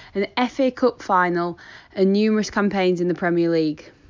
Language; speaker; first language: English; native; English